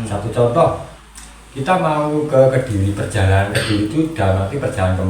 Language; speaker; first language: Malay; non-native, local second language; Javanese